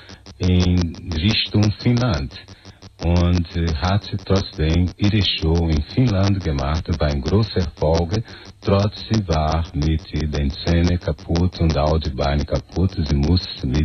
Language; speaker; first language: German; non-native, learner; Portuguese